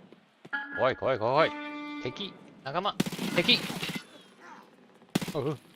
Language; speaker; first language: Japanese; non-native, learner; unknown